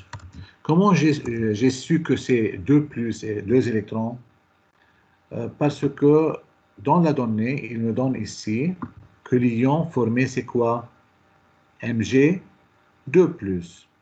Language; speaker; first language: French; non-native, local second language; Arabic